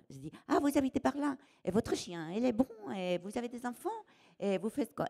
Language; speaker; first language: French; non-native, fluent; Spanish